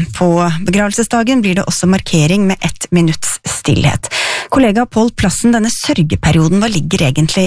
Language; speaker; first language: Norwegian; native; Norwegian